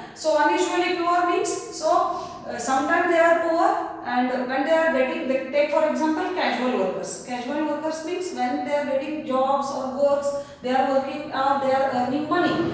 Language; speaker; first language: English; non-native, local second language; Kannada